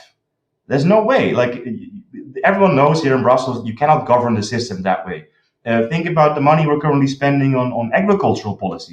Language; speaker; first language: English; non-native, fluent; Dutch